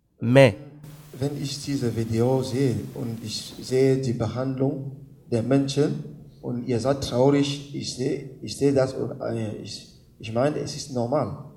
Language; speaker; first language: German; non-native, learner; French